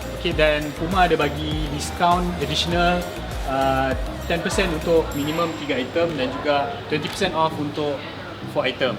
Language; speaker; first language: Malay; native; Malay